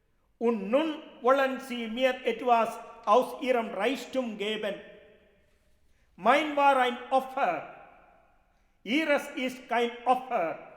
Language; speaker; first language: German; non-native, fluent; Malayalam